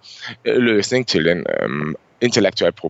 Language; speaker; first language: Swedish; non-native, fluent; German